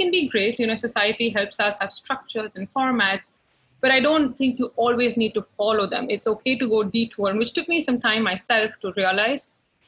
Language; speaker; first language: English; non-native, local second language; Hindi